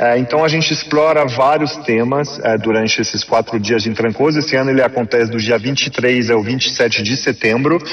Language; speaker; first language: Portuguese; non-native, fluent; French